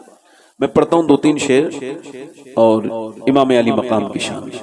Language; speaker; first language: Urdu; native; Urdu